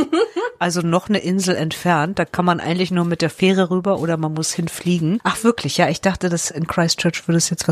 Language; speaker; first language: German; native; German